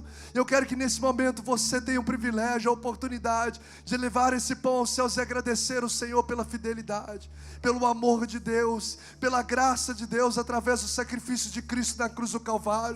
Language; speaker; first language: Portuguese; native; Portuguese